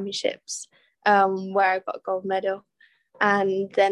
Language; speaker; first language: English; native; English